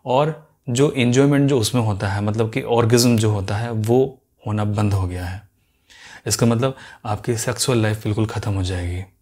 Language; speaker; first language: Hindi; native; Hindi